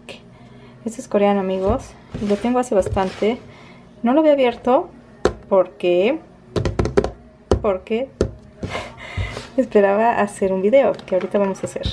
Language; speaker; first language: Spanish; native; Spanish